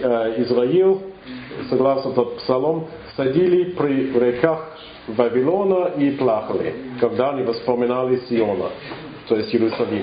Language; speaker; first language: Russian; non-native, fluent; English